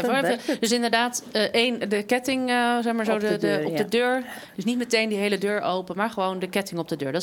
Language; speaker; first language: Dutch; native; Dutch